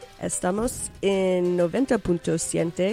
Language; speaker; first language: Spanish; non-native, local second language; English